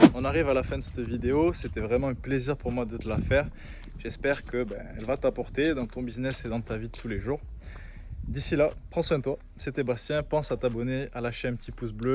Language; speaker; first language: French; native; French